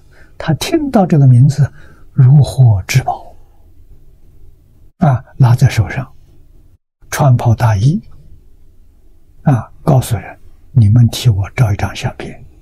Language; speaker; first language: Chinese; native; Chinese